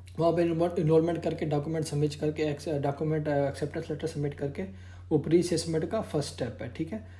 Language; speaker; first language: Urdu; non-native, local second language; Punjabi